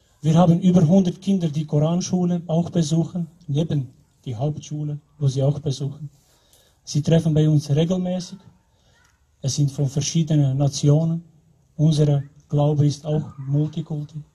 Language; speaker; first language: German; non-native, fluent; Albanian